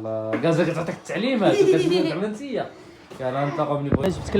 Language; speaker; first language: Arabic; native; Arabic